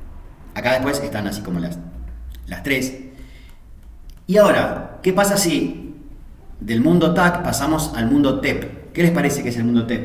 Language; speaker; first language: Spanish; native; Spanish